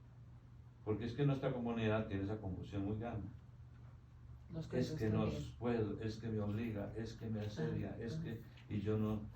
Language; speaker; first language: Spanish; native; Spanish